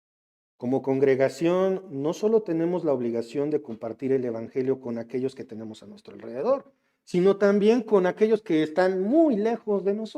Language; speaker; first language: Spanish; native; Spanish